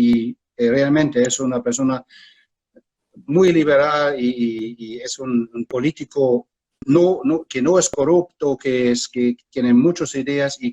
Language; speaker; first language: Spanish; non-native, fluent; German